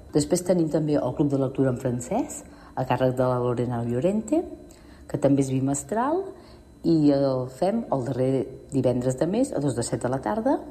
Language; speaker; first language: Catalan; native; Catalan